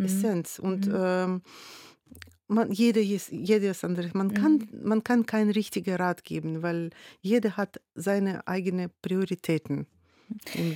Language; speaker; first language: German; non-native, fluent; Russian